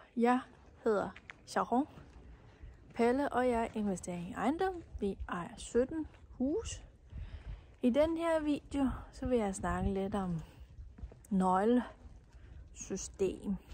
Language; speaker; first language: Danish; non-native, learner; Chinese